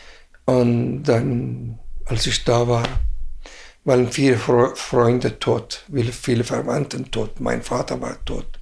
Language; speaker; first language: German; non-native, fluent; Persian